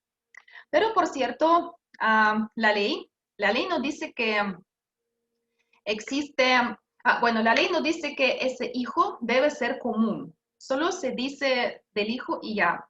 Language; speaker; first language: Spanish; non-native, fluent; Russian